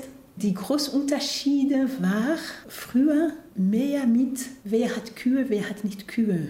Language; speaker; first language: German; non-native, fluent; Kinyarwanda